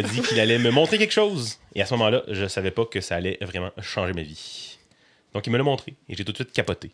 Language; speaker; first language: French; native; French